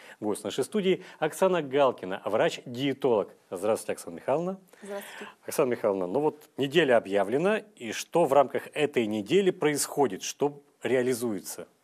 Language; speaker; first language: Russian; native; Russian